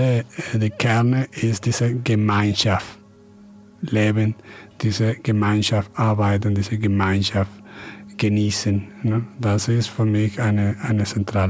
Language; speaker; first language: German; non-native, fluent; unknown